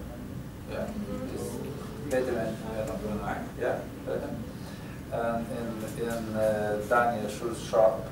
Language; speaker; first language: English; non-native, learner; Lithuanian